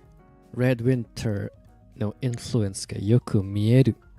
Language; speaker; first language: Japanese; non-native, fluent; Indonesian